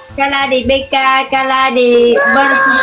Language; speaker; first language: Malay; non-native, learner; Vietnamese